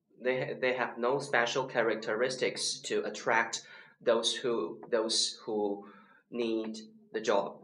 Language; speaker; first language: English; non-native, learner; Chinese